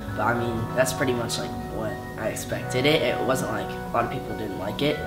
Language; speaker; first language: English; native; English